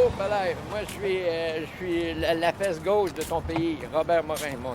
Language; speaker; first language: French; native; French